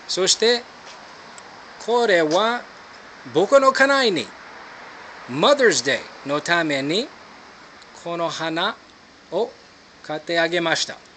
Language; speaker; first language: Japanese; non-native, learner; English